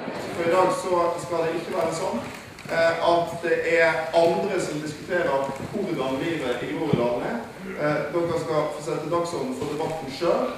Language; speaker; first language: Norwegian; native; Norwegian